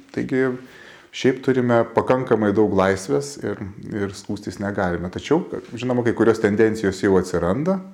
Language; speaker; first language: Lithuanian; native; Lithuanian